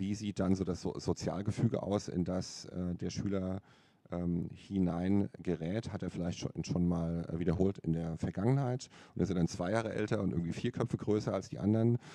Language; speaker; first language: German; native; German